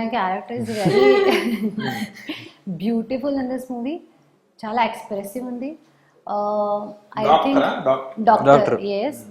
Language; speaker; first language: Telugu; non-native, learner; Hindi